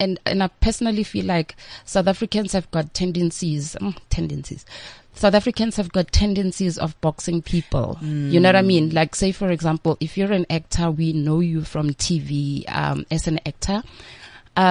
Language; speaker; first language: English; non-native, local second language; Northern Sotho